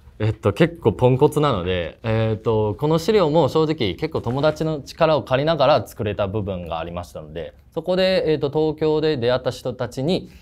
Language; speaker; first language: Japanese; non-native, fluent; Chinese